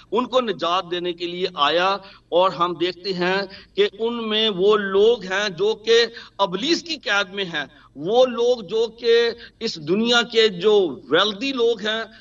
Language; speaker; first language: Urdu; non-native, local second language; Punjabi